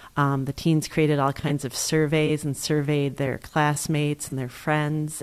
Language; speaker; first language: English; native; English